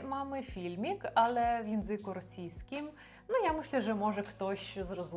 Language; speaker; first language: Polish; non-native, learner; Russian